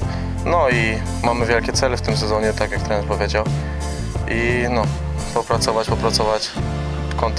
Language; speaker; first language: Polish; early bilingual, heritage; Polish